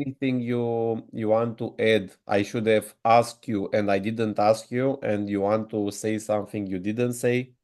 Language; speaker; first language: English; non-native, fluent; Romanian